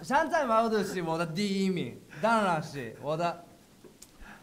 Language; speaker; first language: Chinese; non-native, learner; Japanese